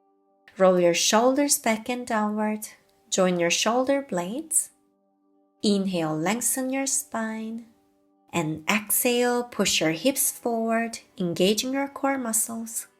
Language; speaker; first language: English; non-native, fluent; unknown